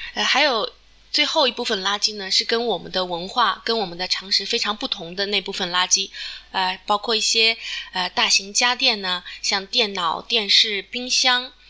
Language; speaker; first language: Chinese; native; Chinese